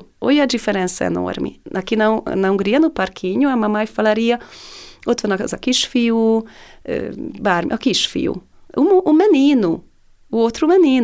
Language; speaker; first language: Portuguese; non-native, fluent; Hungarian